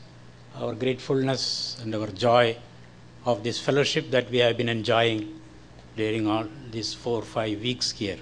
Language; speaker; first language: English; non-native, local second language; Malayalam